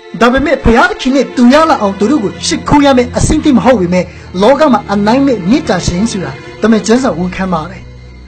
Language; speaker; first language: Burmese; non-native, local second language; Hakha Chin